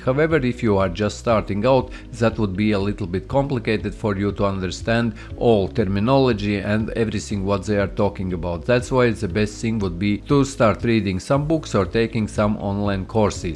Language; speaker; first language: English; non-native, fluent; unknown